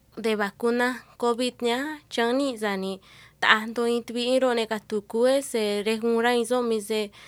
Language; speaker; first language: Spanish; non-native, local second language; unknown